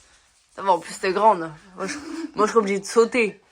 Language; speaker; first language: French; native; French